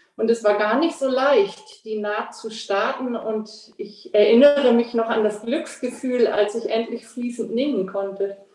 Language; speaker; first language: German; native; German